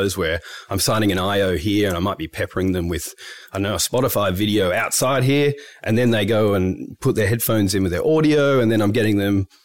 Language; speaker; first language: English; native; English